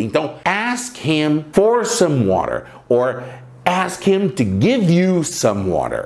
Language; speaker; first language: English; non-native, fluent; Portuguese